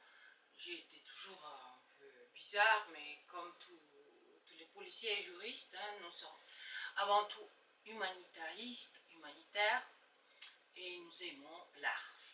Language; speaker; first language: French; non-native, fluent; Bulgarian